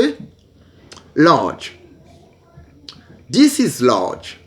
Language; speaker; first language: English; non-native, learner; Haitian Creole